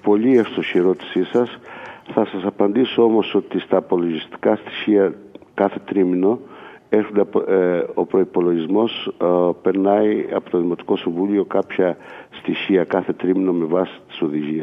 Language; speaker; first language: Greek; native; Greek